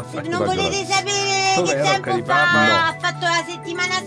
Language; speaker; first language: Italian; native; Italian